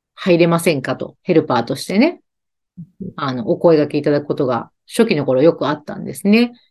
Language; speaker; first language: Japanese; native; Japanese